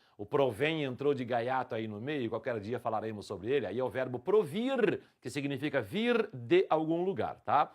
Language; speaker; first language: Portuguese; native; Portuguese